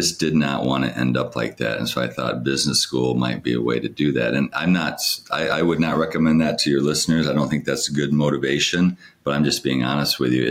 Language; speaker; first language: English; native; English